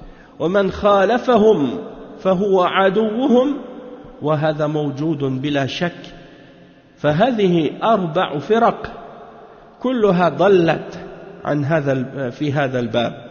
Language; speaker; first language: Arabic; non-native, fluent; French